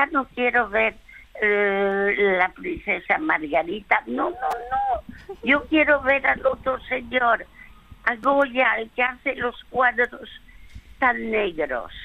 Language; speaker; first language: Spanish; early bilingual, other home language; French